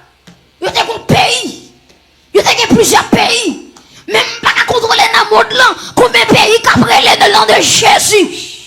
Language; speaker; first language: French; non-native, local second language; Haitian Creole